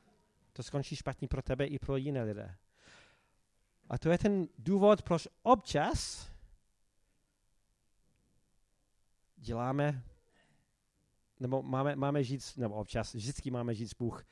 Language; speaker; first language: Czech; non-native, fluent; English